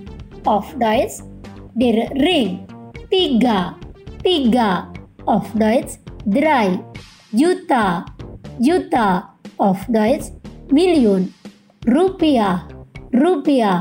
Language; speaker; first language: German; non-native, fluent; Indonesian